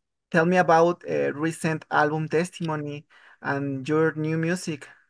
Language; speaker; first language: English; non-native, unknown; Spanish